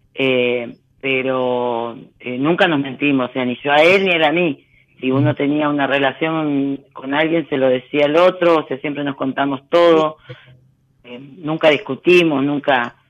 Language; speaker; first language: Spanish; native; Spanish